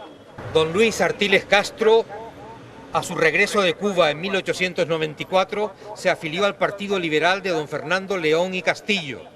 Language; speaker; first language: Spanish; native; Spanish